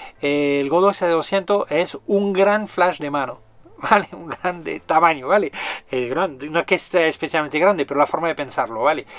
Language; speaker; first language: Spanish; non-native, fluent; French